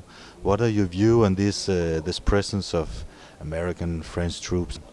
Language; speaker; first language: English; non-native, fluent; Danish